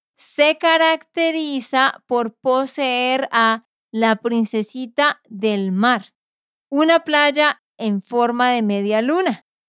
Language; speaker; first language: Spanish; native; Spanish